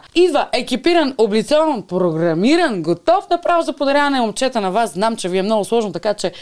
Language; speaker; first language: Bulgarian; native; Bulgarian